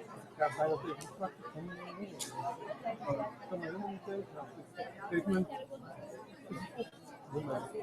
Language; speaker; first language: Dutch; non-native, learner; Indonesian